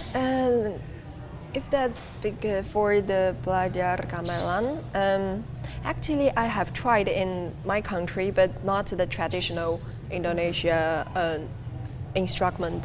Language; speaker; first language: English; non-native, learner; Chinese